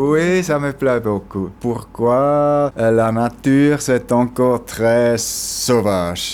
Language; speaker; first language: French; non-native, local second language; German